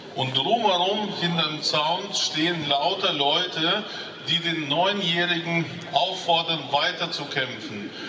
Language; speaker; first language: German; non-native, fluent; Russian